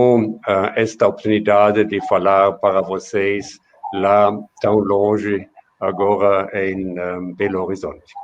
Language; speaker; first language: Portuguese; non-native, fluent; German